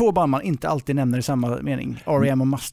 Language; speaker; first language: Swedish; native; Swedish